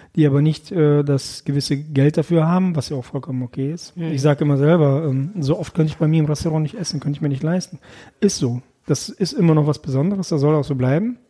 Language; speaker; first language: German; early bilingual, other home language; Russian